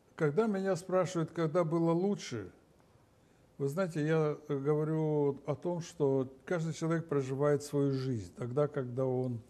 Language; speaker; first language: Russian; non-native, local second language; Romanian